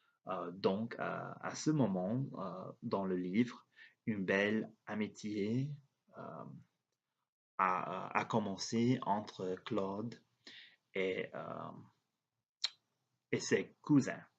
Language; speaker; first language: French; non-native, learner; English